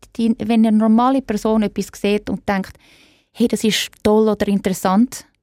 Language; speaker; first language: German; native; German